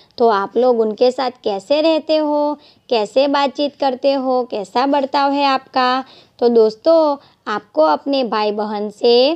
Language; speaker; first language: Hindi; non-native, local second language; Gujarati